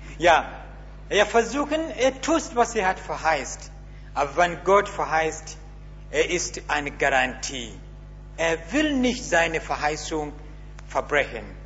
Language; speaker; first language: German; non-native, learner; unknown